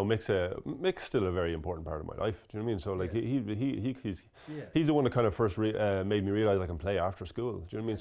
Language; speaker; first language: English; native; English